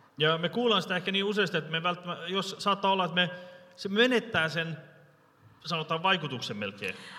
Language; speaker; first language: Finnish; early bilingual, heritage; Finnish